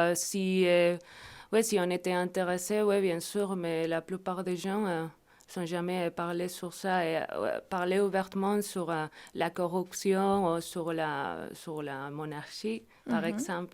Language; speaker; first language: French; non-native, fluent; Spanish